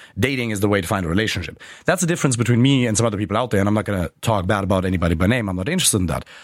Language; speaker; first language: English; non-native, fluent; German